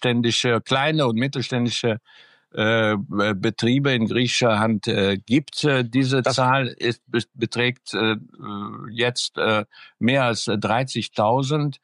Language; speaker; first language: German; early bilingual, other home language; Greek